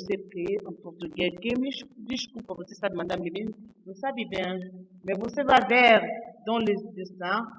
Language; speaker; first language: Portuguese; non-native, learner; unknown